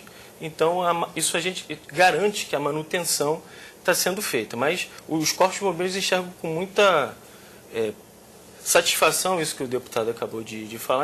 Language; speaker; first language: Portuguese; native; Portuguese